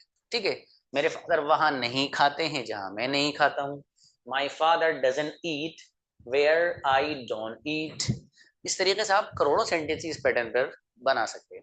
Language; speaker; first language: Hindi; native; Hindi